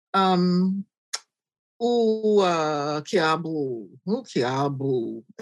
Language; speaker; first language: Portuguese; non-native, fluent; English